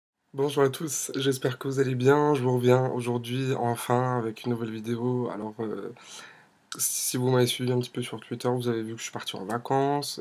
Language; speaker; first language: French; native; French